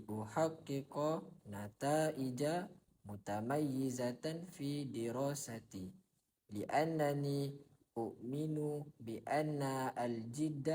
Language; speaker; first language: Arabic; non-native, learner; Malay